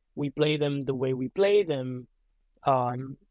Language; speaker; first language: English; non-native, fluent; Italian